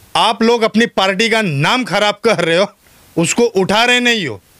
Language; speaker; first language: Hindi; non-native, local second language; Urdu